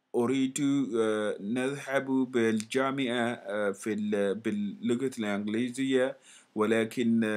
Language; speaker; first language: Arabic; non-native, learner; English